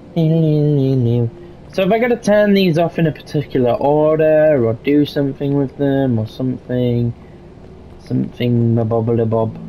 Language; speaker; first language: English; native; English